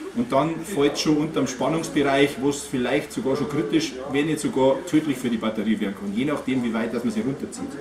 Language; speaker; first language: German; native; German